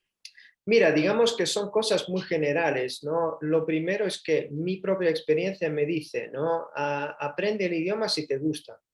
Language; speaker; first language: Spanish; early bilingual, heritage; Spanish